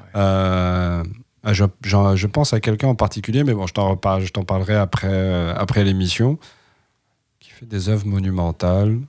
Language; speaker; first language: French; native; French